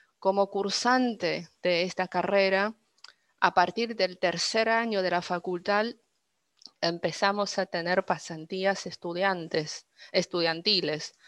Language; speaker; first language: Spanish; non-native, fluent; Chinese